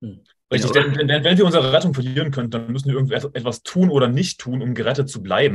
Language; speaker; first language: German; native; German